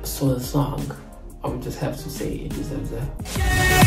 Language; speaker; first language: English; non-native, local second language; Zulu